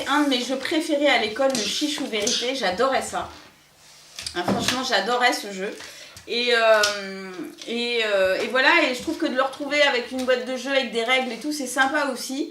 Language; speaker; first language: French; native; French